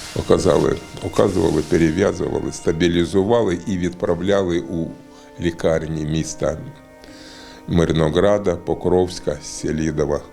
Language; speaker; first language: Ukrainian; native; Ukrainian